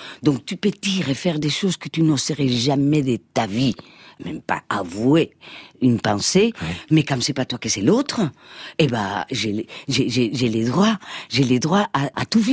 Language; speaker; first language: French; non-native, fluent; Spanish